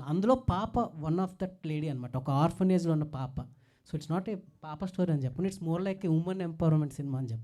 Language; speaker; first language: Telugu; native; Telugu